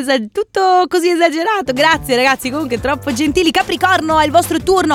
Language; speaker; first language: Italian; native; Italian